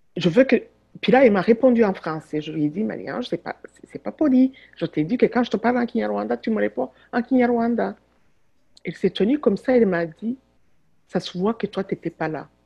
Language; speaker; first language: French; non-native, local second language; Kinyarwanda